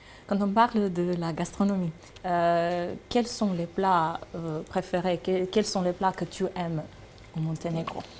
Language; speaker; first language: French; non-native, fluent; Serbian